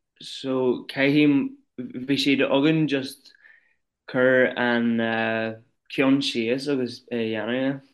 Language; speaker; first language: Irish; non-native, local second language; English